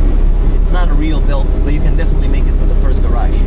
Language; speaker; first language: English; non-native, local second language; Italian